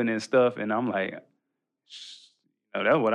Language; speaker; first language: English; native; English